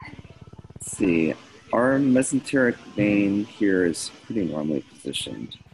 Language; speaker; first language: English; native; English